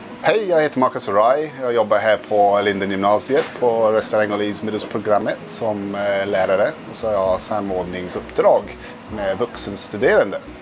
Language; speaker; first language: Swedish; non-native, fluent; English